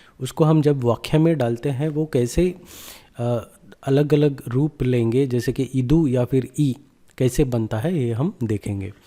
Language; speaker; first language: Hindi; non-native, local second language; Kannada